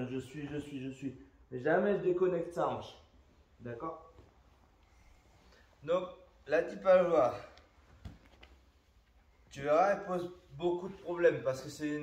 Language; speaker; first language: French; native; French